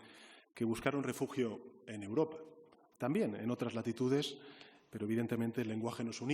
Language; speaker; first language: Spanish; native; Spanish